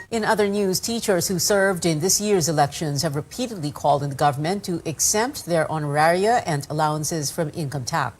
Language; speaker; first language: English; non-native, local second language; Filipino